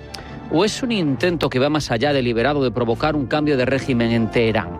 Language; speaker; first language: Spanish; native; Spanish